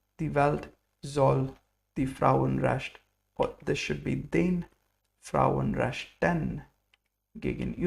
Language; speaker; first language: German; non-native, fluent; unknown